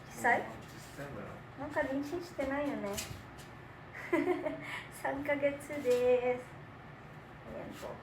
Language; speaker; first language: Japanese; non-native, learner; Filipino